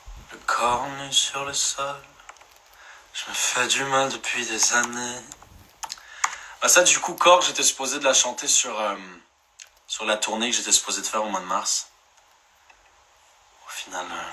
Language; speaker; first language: French; native; French